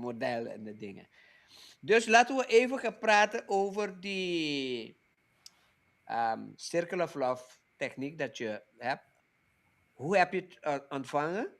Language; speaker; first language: Dutch; non-native, local second language; Papiamento